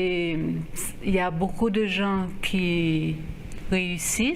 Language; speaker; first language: French; non-native, local second language; Haitian Creole